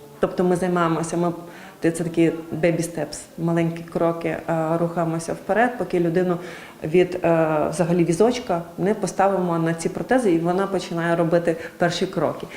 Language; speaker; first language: Ukrainian; native; Ukrainian